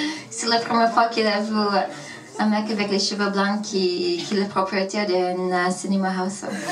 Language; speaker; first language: French; non-native, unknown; English